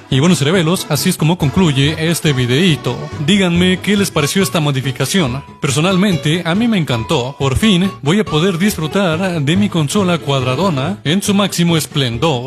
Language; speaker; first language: Spanish; native; Spanish